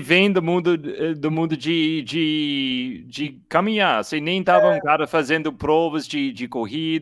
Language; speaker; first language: Portuguese; non-native, learner; English